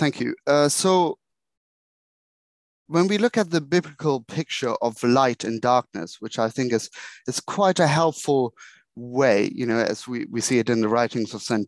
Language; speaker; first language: English; non-native, fluent; German